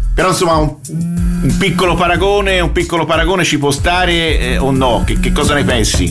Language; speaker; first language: Italian; native; Italian